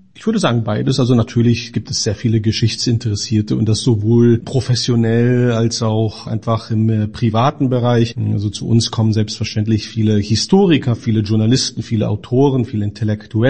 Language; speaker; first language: German; native; German